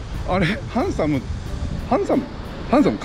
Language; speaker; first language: Japanese; native; Japanese